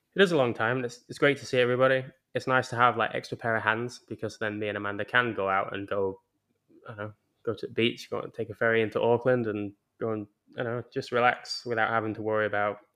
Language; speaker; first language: English; native; English